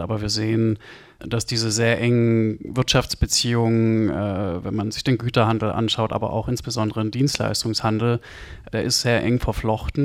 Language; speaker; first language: German; native; German